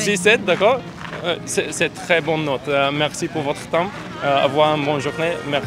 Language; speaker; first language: French; non-native, learner; Bulgarian